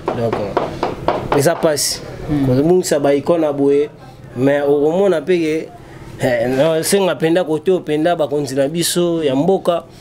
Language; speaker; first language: Lingala; native; Lingala